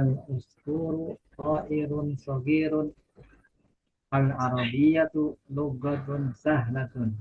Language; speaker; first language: Arabic; non-native, learner; Indonesian